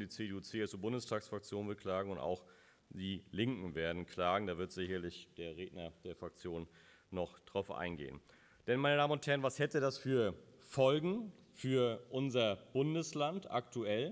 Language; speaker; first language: German; native; German